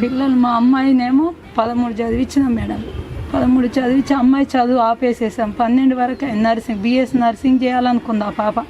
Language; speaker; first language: Telugu; native; Telugu